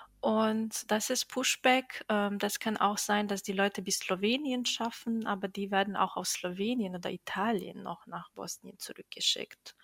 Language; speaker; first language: German; non-native, fluent; Bosnian